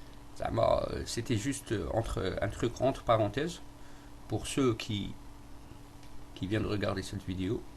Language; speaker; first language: French; non-native, local second language; Arabic